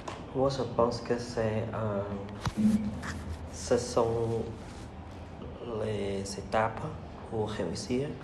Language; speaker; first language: French; non-native, learner; Khmer